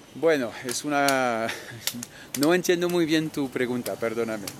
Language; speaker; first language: Spanish; non-native, fluent; French